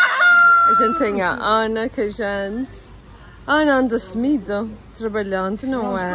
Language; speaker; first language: Portuguese; early bilingual, heritage; Portuguese